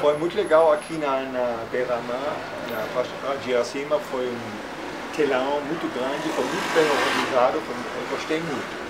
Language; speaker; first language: Portuguese; non-native, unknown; German